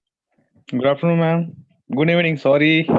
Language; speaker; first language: English; non-native, learner; Marathi